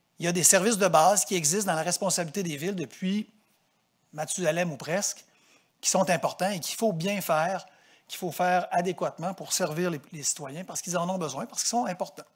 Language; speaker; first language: French; native; French